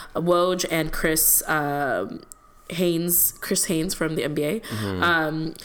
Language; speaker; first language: English; non-native, local second language; Malayalam